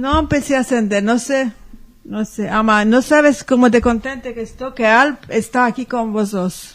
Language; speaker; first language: Spanish; early bilingual, heritage; Ladino